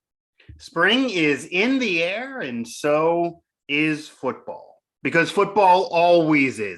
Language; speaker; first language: English; native; English